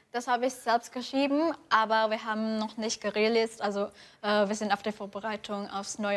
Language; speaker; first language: German; non-native, fluent; Indonesian